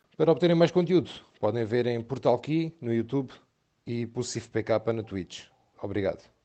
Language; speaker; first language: Portuguese; early bilingual, heritage; Portuguese